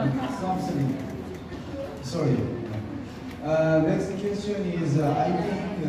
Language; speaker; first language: English; non-native, learner; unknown